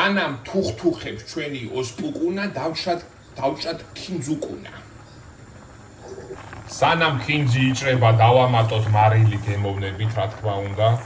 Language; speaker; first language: Georgian; native; Georgian